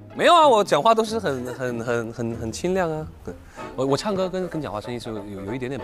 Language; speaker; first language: Chinese; native; Chinese